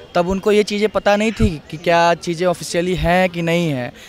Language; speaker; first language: Hindi; native; Hindi